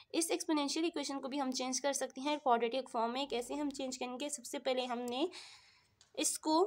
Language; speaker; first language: Urdu; non-native, local second language; Punjabi